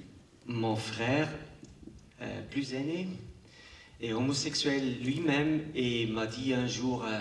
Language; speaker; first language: French; non-native, local second language; German